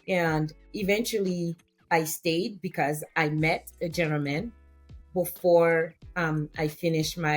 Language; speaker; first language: English; non-native, fluent; French